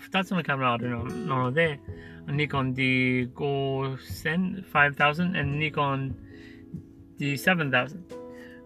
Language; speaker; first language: Japanese; non-native, learner; English